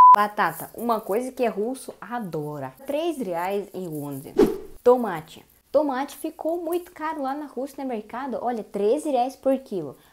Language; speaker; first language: Portuguese; non-native, learner; Russian